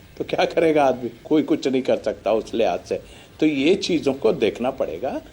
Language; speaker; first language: Urdu; native; Urdu